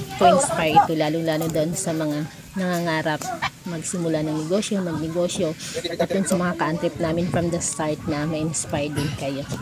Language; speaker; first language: Filipino; native; Filipino